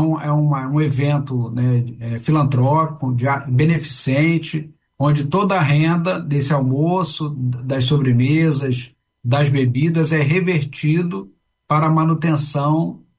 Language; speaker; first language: Portuguese; native; Portuguese